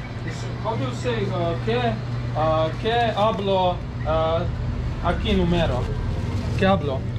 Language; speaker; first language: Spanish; non-native, learner; Croatian